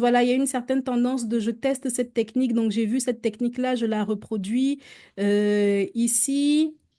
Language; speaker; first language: French; native; French